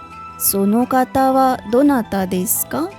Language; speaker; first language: Japanese; non-native, fluent; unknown